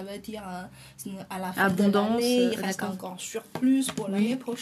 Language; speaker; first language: French; non-native, fluent; Chinese